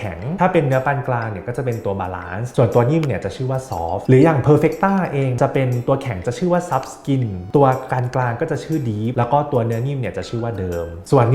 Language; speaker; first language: Thai; native; Thai